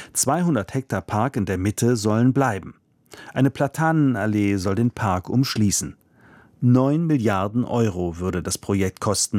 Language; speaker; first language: German; native; German